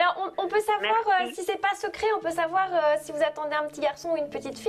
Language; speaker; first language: French; native; French